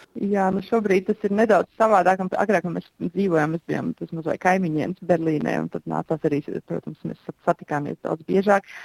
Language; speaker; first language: Latvian; native; Latvian